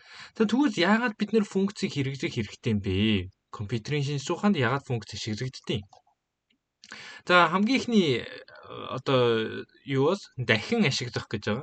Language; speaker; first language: Mongolian; native; Mongolian